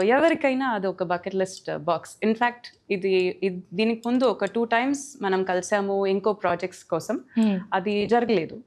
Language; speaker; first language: Telugu; non-native, fluent; Tamil